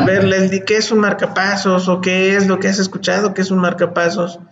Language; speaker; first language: Spanish; native; Spanish